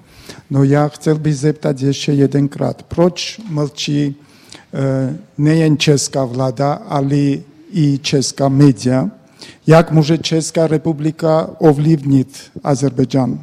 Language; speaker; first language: Czech; non-native, fluent; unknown